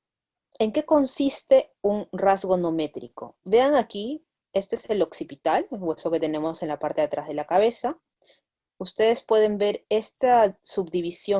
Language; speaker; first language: Spanish; native; Spanish